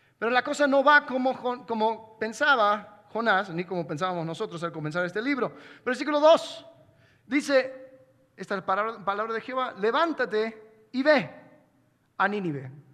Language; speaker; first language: Spanish; non-native, fluent; English